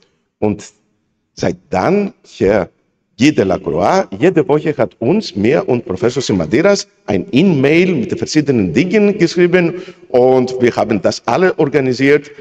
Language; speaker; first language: German; non-native, fluent; Greek